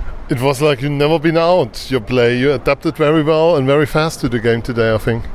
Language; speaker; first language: English; non-native, fluent; German